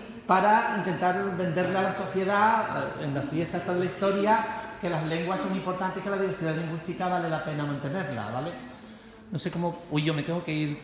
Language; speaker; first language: Spanish; native; Spanish